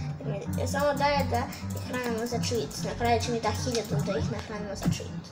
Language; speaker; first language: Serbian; early bilingual, heritage; Serbian